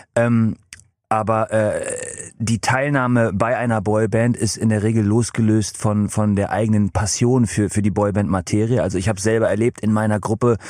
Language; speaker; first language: German; non-native, fluent; English